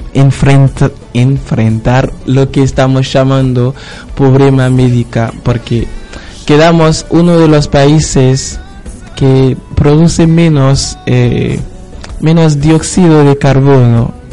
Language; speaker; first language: Spanish; non-native, learner; Haitian Creole